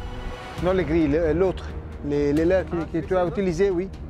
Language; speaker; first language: French; non-native, fluent; Italian